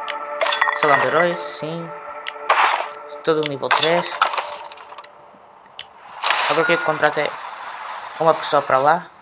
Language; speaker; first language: Portuguese; non-native, learner; Spanish